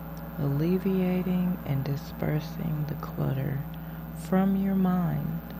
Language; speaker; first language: English; native; English